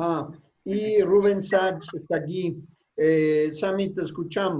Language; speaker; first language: Spanish; native; Spanish